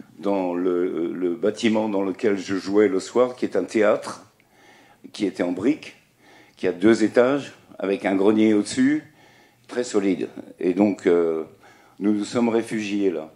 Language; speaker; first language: French; native; French